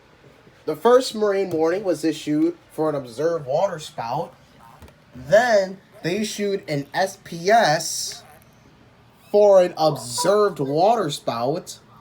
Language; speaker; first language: English; native; English